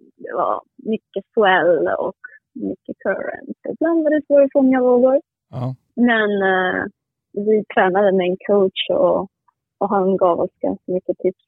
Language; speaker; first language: Swedish; non-native, fluent; Spanish